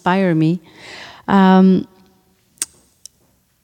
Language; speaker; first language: English; non-native, fluent; Tigrinya